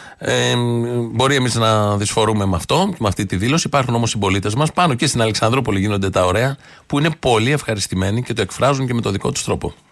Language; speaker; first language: Greek; native; Greek